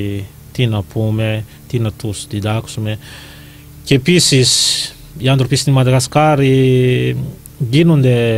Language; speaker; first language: Greek; non-native, learner; Malagasy